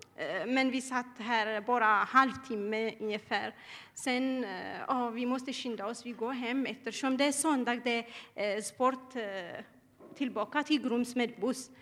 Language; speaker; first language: Swedish; non-native, learner; Tigrinya